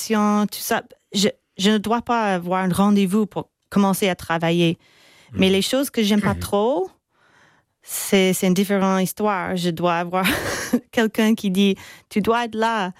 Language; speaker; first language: French; non-native, learner; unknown